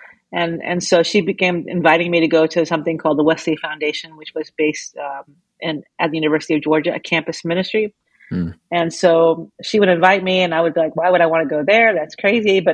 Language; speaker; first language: English; native; English